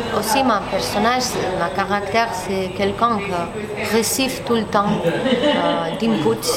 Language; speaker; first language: French; non-native, learner; Catalan